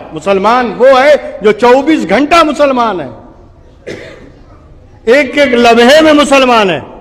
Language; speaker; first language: Urdu; native; Urdu